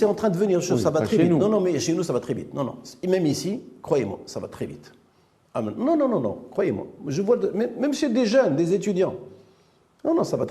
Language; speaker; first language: French; non-native, local second language; Arabic